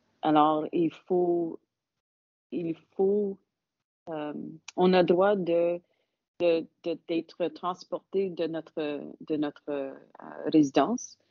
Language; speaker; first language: French; non-native, local second language; English